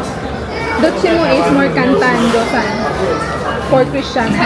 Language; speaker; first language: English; non-native, local second language; Filipino